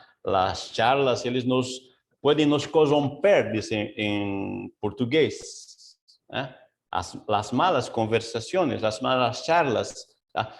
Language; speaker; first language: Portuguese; non-native, fluent; Spanish